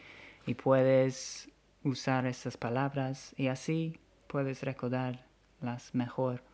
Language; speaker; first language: Spanish; non-native, fluent; English